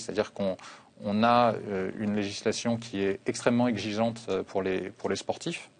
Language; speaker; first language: French; native; French